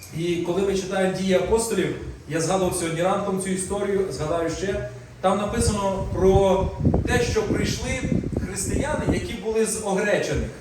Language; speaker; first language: Ukrainian; non-native, local second language; Russian